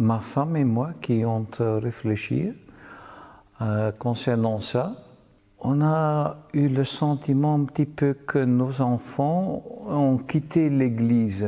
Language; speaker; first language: French; non-native, local second language; Dutch